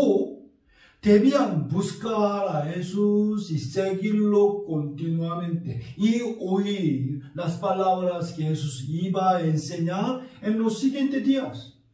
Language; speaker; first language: Spanish; non-native, fluent; Korean